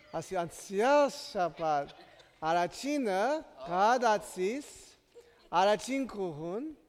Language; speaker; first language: Armenian; native; Armenian